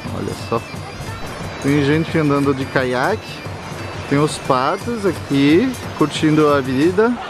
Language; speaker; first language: Portuguese; native; Portuguese